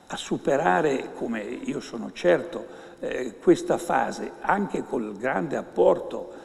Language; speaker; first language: Italian; native; Italian